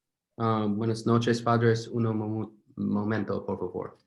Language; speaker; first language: Spanish; non-native, learner; English